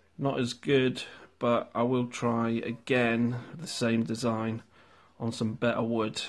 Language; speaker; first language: English; native; English